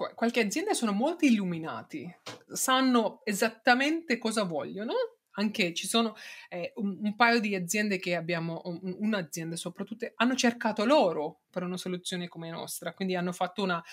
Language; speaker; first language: Italian; non-native, fluent; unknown